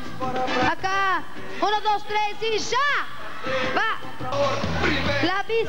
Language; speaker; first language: Spanish; non-native, fluent; Portuguese